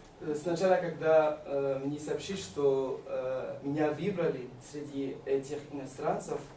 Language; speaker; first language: Russian; non-native, learner; Malagasy